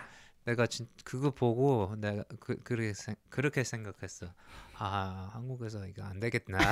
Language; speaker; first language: Korean; early bilingual, heritage; English